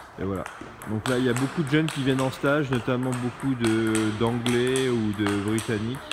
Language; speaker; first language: French; native; French